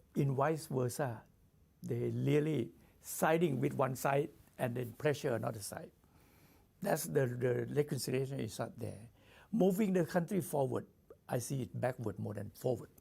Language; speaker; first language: English; non-native, learner; Thai